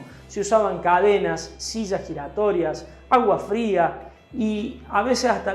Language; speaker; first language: Spanish; native; Spanish